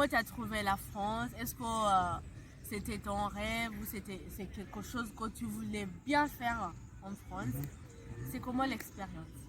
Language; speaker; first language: French; non-native, fluent; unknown